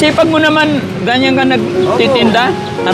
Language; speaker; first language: Filipino; native; Filipino